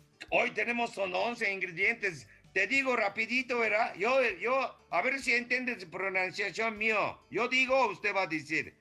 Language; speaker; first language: Spanish; non-native, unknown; Japanese